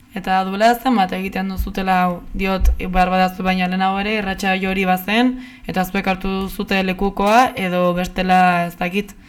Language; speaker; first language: Basque; native; Basque